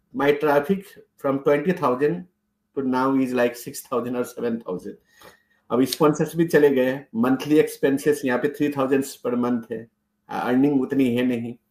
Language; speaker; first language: Hindi; native; Hindi